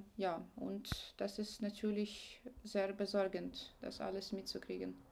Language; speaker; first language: German; non-native, fluent; Ukrainian